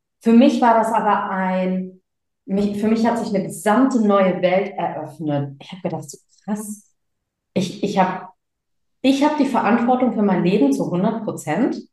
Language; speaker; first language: German; early bilingual, other home language; Tamil